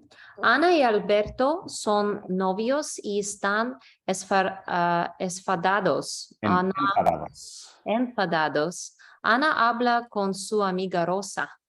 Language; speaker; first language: Spanish; non-native, learner; English